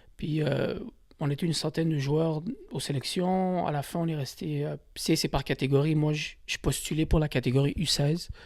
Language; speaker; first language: French; early bilingual, other home language; Kabyle